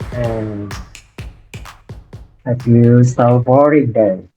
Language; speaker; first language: English; non-native, learner; Vietnamese